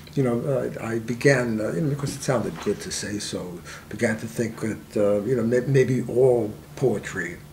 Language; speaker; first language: English; native; English